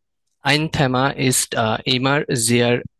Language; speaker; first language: German; non-native, learner; Bangla